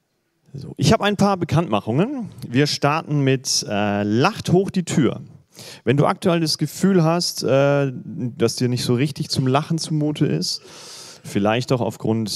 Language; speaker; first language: German; native; German